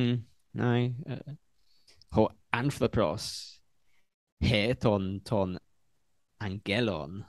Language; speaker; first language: Greek; non-native, learner; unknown